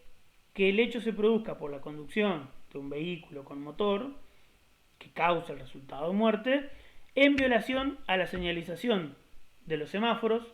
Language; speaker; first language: Spanish; native; Spanish